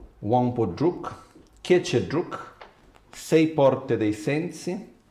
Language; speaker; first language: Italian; non-native, fluent; Portuguese